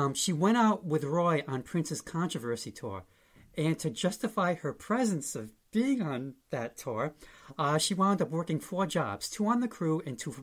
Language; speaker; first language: English; native; English